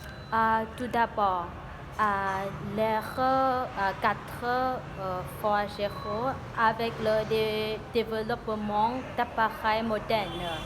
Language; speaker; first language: French; non-native, learner; Vietnamese